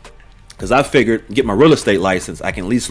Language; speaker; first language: English; native; English